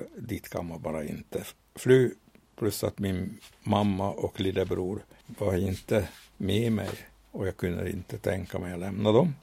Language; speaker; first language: Swedish; non-native, fluent; Hungarian